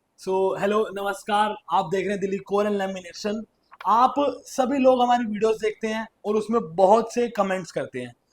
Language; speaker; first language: Hindi; native; Hindi